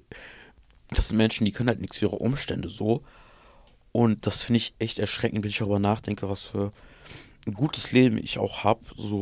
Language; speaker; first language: German; early bilingual, other home language; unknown